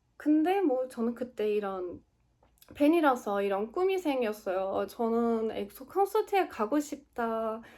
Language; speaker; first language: Korean; non-native, learner; Turkish